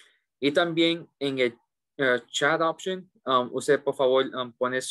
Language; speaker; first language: Spanish; early bilingual, heritage; English